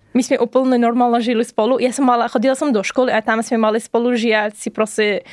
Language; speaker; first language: Slovak; non-native, fluent; Arabic